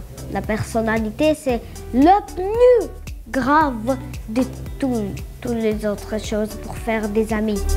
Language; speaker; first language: French; non-native, learner; Greek